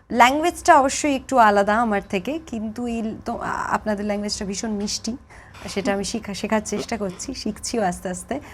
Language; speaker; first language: Bangla; native; Bangla